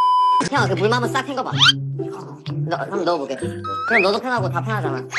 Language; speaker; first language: Korean; native; Korean